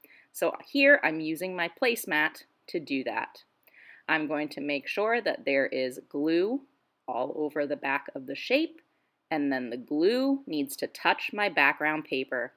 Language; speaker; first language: English; native; English